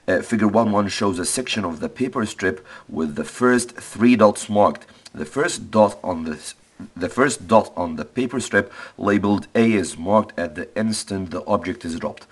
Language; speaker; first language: English; non-native, fluent; Arabic